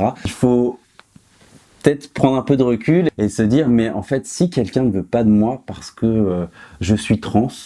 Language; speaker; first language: French; native; French